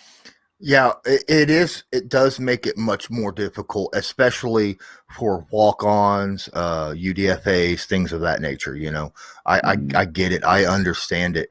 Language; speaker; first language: English; native; English